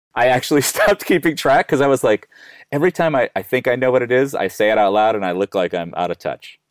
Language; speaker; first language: English; native; English